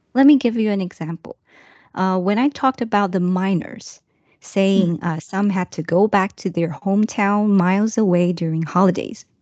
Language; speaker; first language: English; non-native, fluent; Chinese